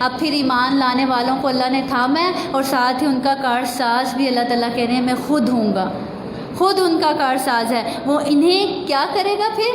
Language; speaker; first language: Urdu; native; Urdu